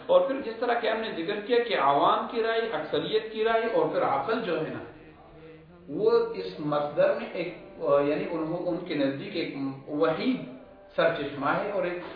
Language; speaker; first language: Urdu; non-native, local second language; Pashto